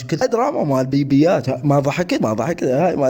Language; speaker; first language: Arabic; native; Arabic